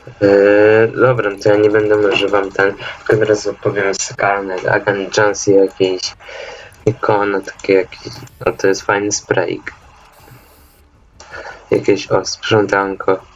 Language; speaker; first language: Polish; native; Polish